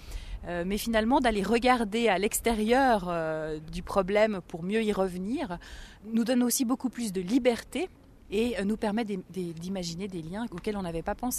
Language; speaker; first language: French; native; French